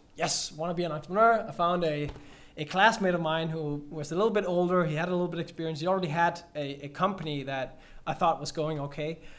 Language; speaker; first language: English; non-native, fluent; Danish